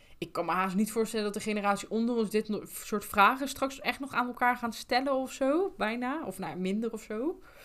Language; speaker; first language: Dutch; native; Dutch